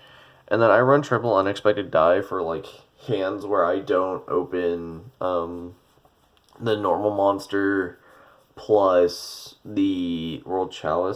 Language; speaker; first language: English; native; English